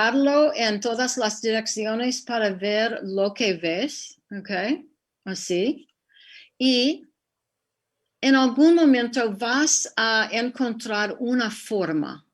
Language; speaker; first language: Spanish; non-native, fluent; English